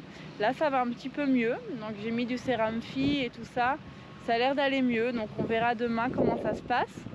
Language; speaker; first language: French; native; French